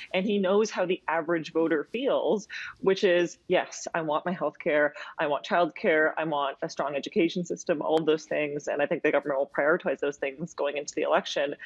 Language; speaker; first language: English; native; English